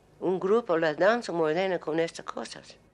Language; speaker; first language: Spanish; non-native, learner; English